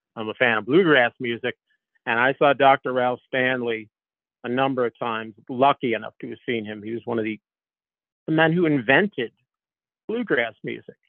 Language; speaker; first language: English; native; English